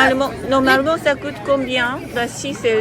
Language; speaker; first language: French; non-native, fluent; Japanese